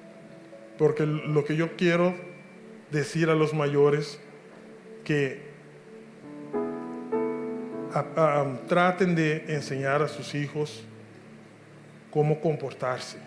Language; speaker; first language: Spanish; non-native, local second language; Papiamento